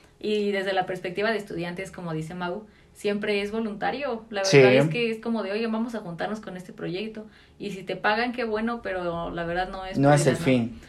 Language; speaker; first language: Spanish; native; Spanish